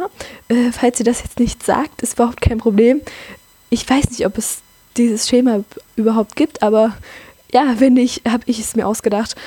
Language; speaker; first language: German; native; German